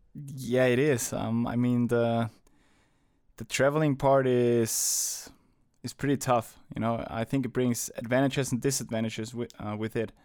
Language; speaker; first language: English; non-native, fluent; German